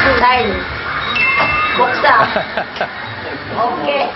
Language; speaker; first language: Filipino; non-native, local second language; Cebuano